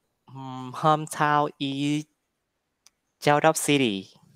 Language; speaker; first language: English; non-native, learner; Vietnamese